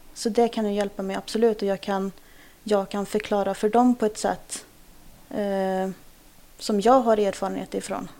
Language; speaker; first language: Swedish; early bilingual, other home language; Kurdish